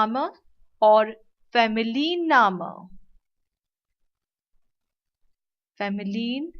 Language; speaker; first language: German; non-native, learner; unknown